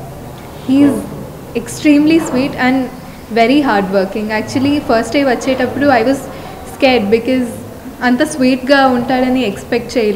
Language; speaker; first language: Telugu; non-native, fluent; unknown